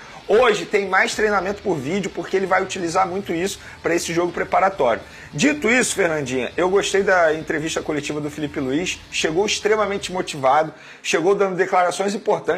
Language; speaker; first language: Portuguese; native; Portuguese